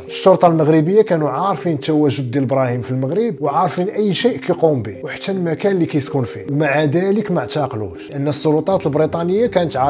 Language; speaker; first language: Arabic; native; Arabic